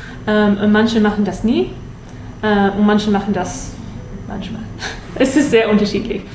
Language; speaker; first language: German; non-native, learner; English